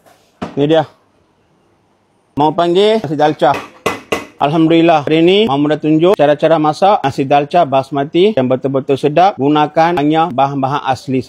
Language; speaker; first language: Malay; native; Malay